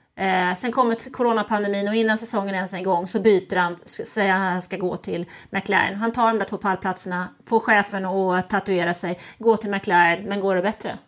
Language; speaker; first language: Swedish; early bilingual, other home language; German